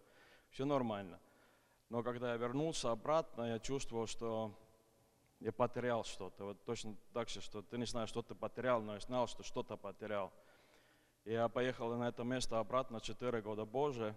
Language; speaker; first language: Russian; non-native, fluent; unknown